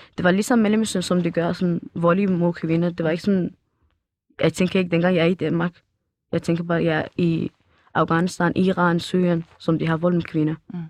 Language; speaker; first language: Danish; early bilingual, other home language; Kurdish